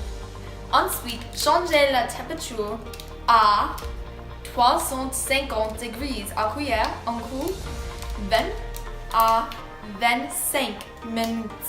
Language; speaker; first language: French; non-native, learner; English